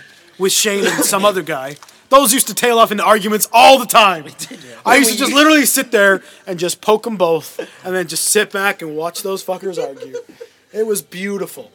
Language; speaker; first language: English; native; English